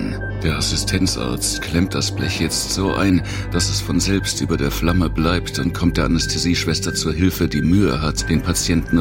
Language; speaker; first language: German; native; German